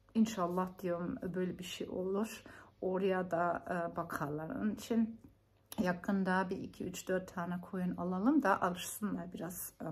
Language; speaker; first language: Turkish; non-native, fluent; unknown